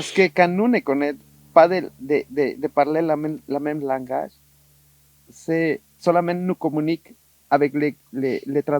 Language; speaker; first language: French; non-native, learner; Spanish